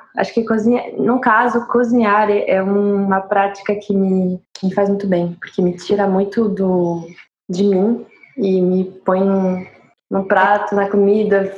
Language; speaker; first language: Portuguese; non-native, fluent; French